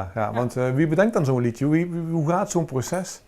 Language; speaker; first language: Dutch; native; Dutch